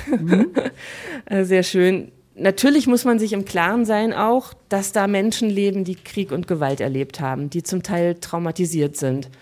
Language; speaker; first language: German; native; German